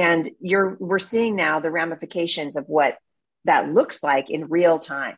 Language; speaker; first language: English; native; English